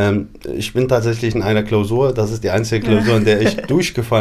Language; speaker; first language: German; non-native, fluent; Arabic